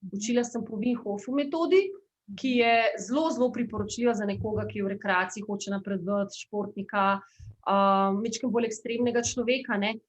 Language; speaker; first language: Slovenian; native; Slovenian